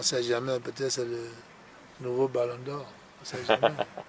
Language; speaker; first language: French; non-native, learner; English